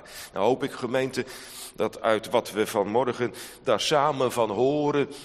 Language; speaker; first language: Dutch; native; Dutch